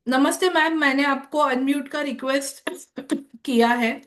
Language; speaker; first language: Hindi; non-native, local second language; Marathi